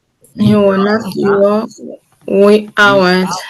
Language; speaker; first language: English; non-native, learner; Haitian Creole